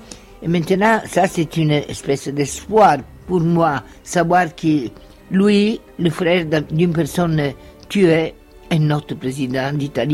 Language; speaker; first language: French; non-native, fluent; Italian